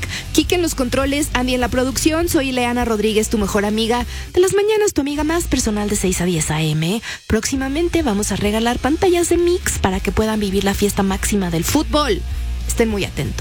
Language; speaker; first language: Spanish; native; Spanish